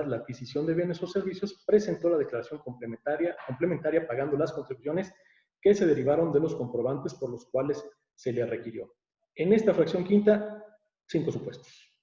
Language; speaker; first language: Spanish; native; Spanish